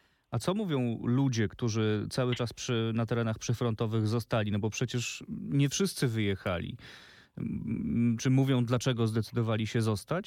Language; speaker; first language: Polish; native; Polish